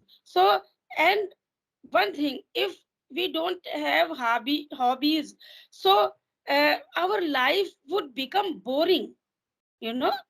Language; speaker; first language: English; non-native, fluent; Hindi